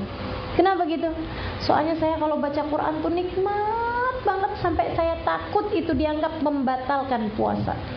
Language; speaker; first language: Indonesian; native; Indonesian